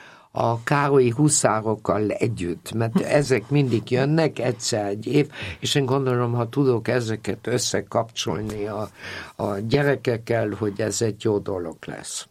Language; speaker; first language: Hungarian; non-native, fluent; German